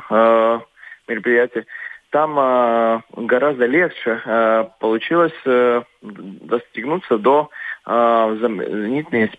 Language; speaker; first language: Russian; non-native, local second language; Latvian